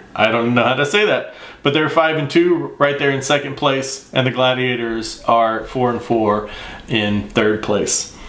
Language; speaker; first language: English; native; English